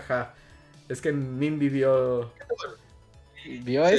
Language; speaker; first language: Spanish; native; Spanish